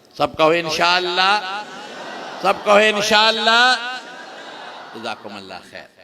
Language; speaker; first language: Urdu; non-native, local second language; Pashto